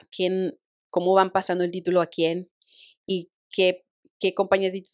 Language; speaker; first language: Spanish; native; Spanish